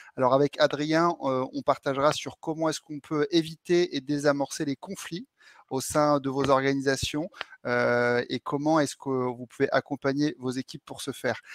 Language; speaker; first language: French; native; French